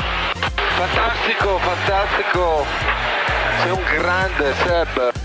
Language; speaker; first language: Italian; native; Italian